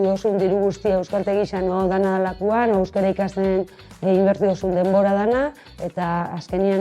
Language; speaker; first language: Basque; native; Basque